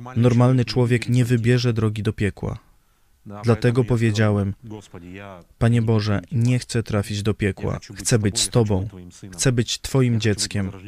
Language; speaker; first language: Polish; non-native, fluent; Russian